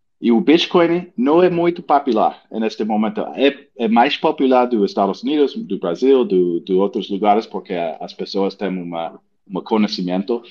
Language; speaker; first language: Portuguese; non-native, learner; English